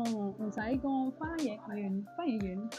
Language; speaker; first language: Cantonese; non-native, learner; English